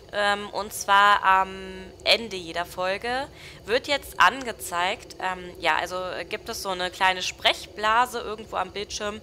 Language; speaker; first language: German; native; German